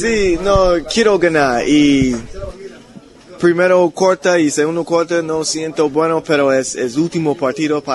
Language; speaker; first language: Spanish; non-native, learner; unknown